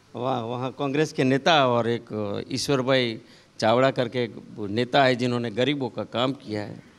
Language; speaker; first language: Hindi; non-native, local second language; Gujarati